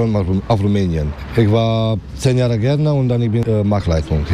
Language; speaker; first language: German; non-native, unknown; Romanian